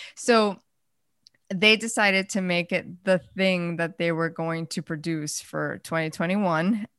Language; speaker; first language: English; early bilingual, other home language; Spanish